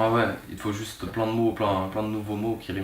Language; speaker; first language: French; native; French